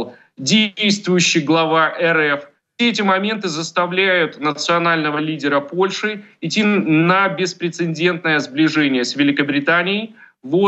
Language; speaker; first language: Russian; native; Russian